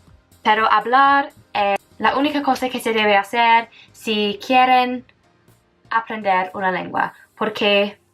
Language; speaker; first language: Spanish; non-native, fluent; English